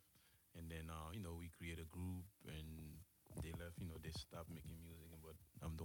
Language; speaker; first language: English; early bilingual, other home language; Haitian Creole